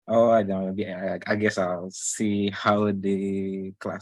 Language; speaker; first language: English; non-native, learner; Indonesian